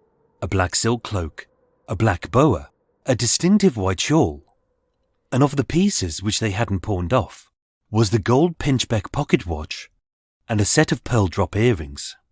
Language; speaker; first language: English; native; English